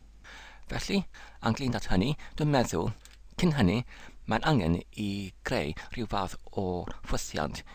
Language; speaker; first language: Welsh; non-native, learner; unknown